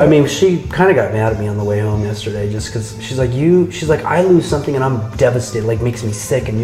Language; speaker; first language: English; native; English